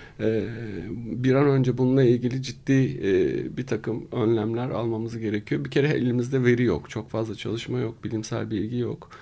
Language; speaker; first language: Turkish; native; Turkish